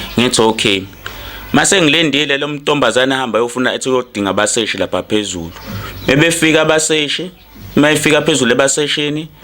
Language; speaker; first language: Zulu; native; Zulu